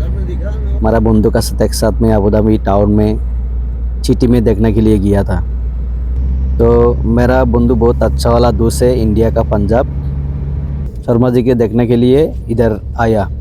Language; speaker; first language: Hindi; non-native, learner; Bangla